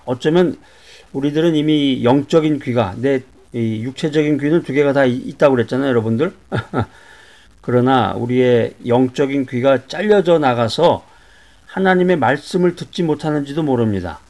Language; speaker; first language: Korean; native; Korean